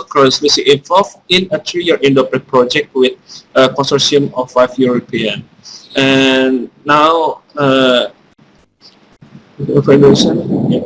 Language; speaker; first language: English; non-native, fluent; Indonesian